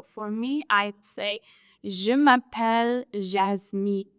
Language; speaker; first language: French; non-native, fluent; English